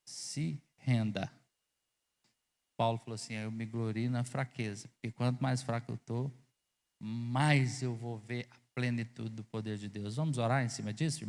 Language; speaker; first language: Portuguese; native; Portuguese